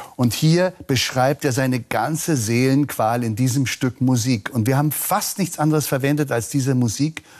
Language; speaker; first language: German; native; German